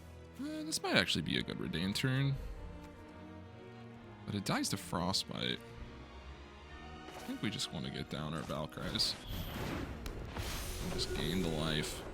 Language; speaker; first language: English; native; English